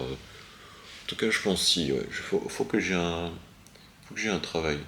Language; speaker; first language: French; native; French